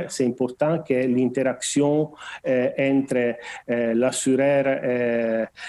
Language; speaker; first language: French; non-native, learner; Portuguese